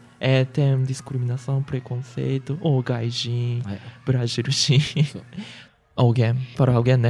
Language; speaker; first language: Portuguese; early bilingual, heritage; Japanese